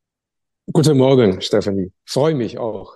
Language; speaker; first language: German; non-native, learner; Chinese